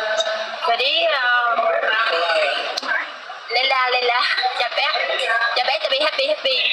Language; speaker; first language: Indonesian; non-native, learner; Vietnamese